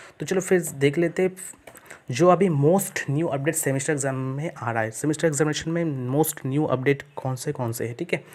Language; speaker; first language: Hindi; non-native, local second language; Bangla